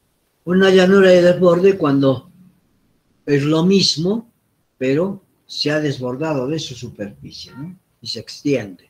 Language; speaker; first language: Spanish; native; Spanish